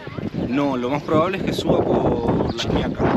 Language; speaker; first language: Spanish; native; Spanish